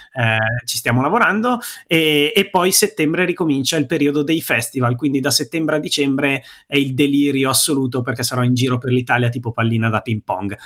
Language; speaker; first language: Italian; native; Italian